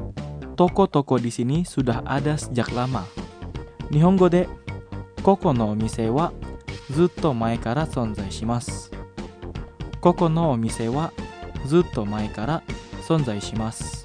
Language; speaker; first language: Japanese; non-native, fluent; Indonesian